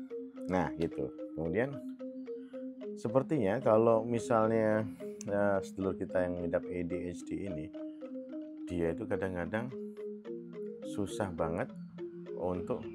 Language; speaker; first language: Indonesian; native; Indonesian